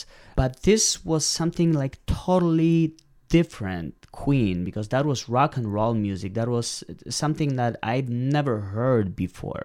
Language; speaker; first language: English; non-native, fluent; Polish